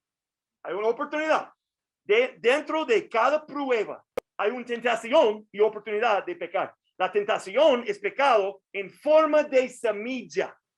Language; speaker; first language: Spanish; non-native, fluent; English